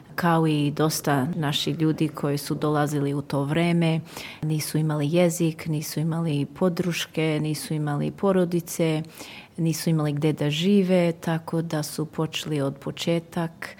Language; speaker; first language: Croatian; early bilingual, heritage; Serbian